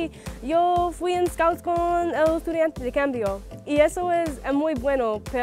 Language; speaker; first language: Spanish; non-native, learner; English